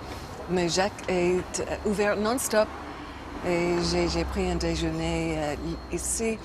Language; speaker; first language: French; non-native, fluent; English